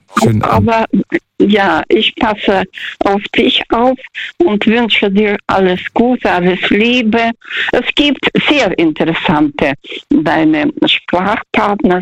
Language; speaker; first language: German; early bilingual, heritage; Russian